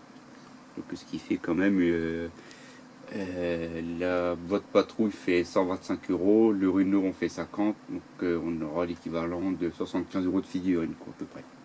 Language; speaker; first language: French; native; French